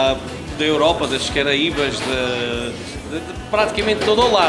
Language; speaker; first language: Portuguese; native; Portuguese